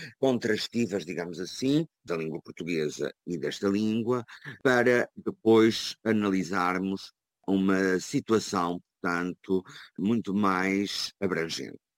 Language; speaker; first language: Portuguese; native; Portuguese